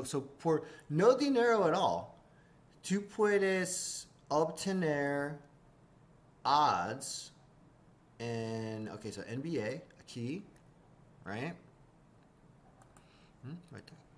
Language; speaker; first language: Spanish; non-native, learner; English